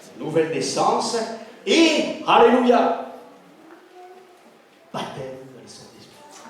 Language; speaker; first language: French; native; French